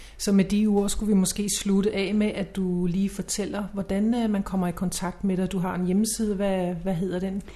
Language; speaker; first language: Danish; native; Danish